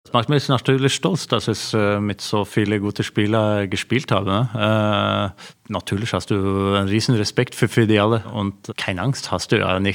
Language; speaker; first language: German; non-native, fluent; Norwegian